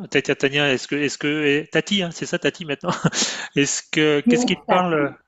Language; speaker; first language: French; native; French